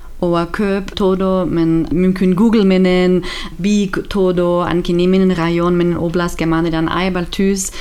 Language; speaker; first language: Kyrgyz; non-native, learner; German